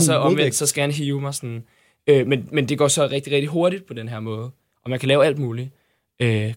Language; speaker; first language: Danish; native; Danish